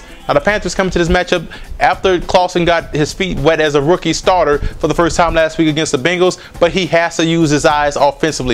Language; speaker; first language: English; native; English